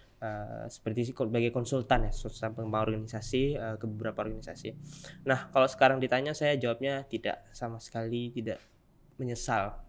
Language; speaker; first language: Indonesian; native; Indonesian